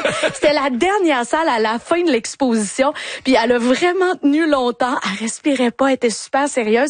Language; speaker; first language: French; native; French